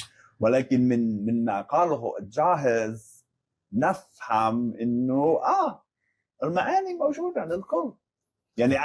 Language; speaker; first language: Arabic; non-native, fluent; English